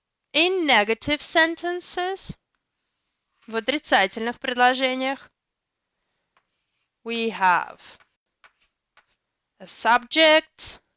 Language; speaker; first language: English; non-native, fluent; Russian